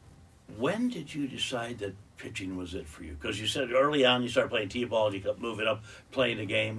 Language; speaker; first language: English; native; English